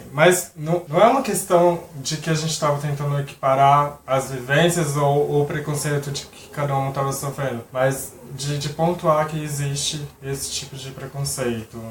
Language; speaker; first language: Portuguese; native; Portuguese